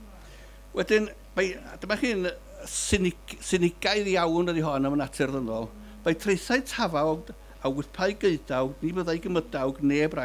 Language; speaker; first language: Welsh; native; Welsh